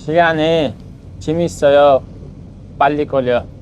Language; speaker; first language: Korean; non-native, learner; Uzbek